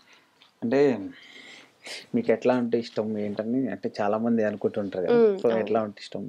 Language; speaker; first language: Telugu; native; Telugu